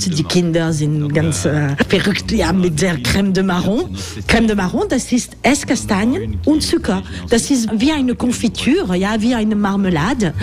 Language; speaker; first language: German; non-native, learner; French